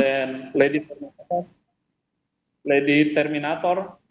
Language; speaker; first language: English; non-native, fluent; Indonesian